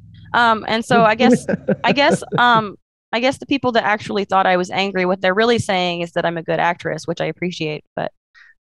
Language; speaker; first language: English; native; English